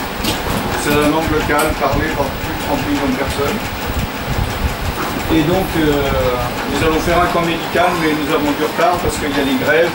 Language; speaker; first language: French; native; French